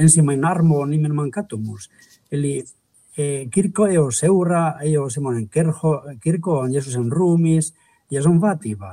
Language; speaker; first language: Finnish; non-native, fluent; Spanish